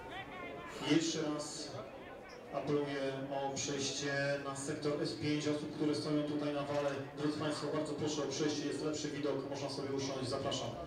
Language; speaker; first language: Polish; native; Polish